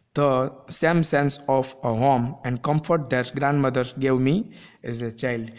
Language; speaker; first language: English; non-native, local second language; Gujarati